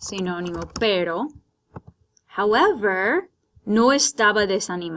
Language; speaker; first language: Spanish; non-native, fluent; English